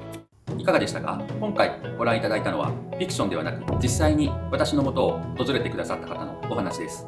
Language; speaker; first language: Japanese; native; Japanese